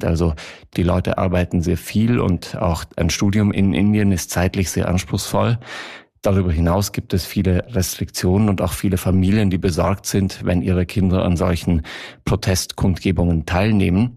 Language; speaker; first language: German; native; German